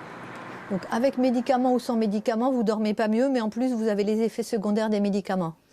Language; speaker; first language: French; native; French